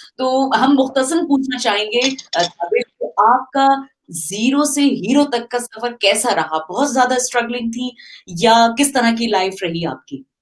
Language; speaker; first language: Urdu; native; Urdu